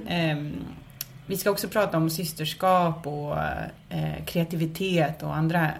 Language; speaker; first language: Swedish; early bilingual, other home language; Spanish